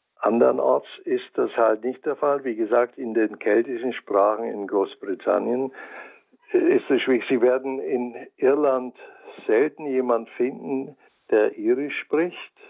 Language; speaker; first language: German; native; German